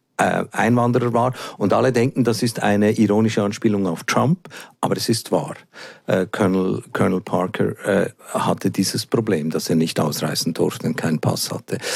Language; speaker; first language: German; native; German